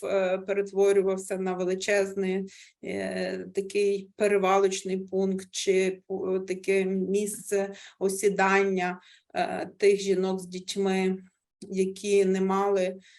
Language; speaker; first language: Ukrainian; native; Ukrainian